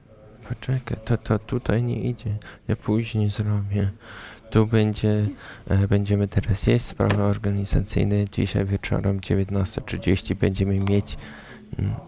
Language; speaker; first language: Polish; non-native, learner; German